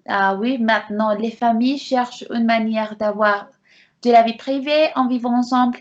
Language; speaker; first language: French; non-native, learner; Spanish